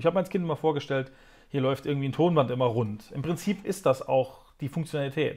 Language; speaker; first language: German; native; German